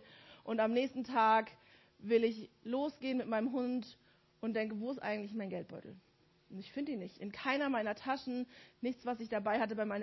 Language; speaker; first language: German; native; German